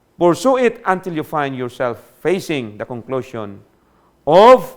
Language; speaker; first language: English; non-native, local second language; Hiligaynon